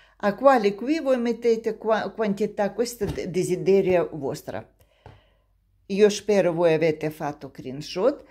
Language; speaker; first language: Italian; non-native, learner; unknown